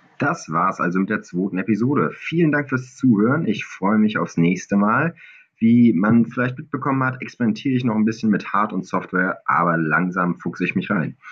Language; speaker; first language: German; native; German